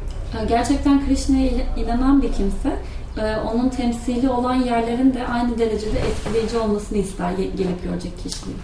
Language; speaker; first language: Turkish; native; Turkish